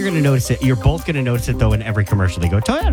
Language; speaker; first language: English; native; English